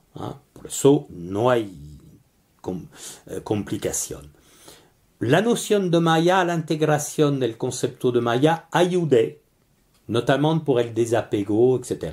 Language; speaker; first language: Spanish; non-native, learner; French